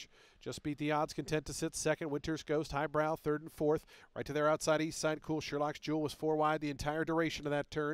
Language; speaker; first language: English; native; English